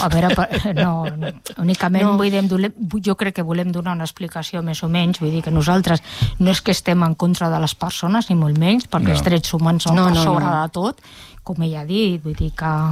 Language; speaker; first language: Catalan; native; Catalan